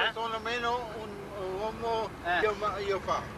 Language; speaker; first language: Italian; non-native, learner; German